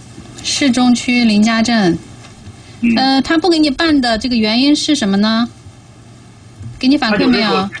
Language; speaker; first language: Chinese; native; Chinese